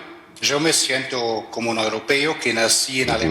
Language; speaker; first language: Spanish; non-native, fluent; German